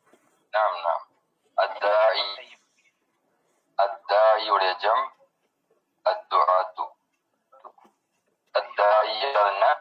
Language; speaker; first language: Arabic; non-native, fluent; Tamil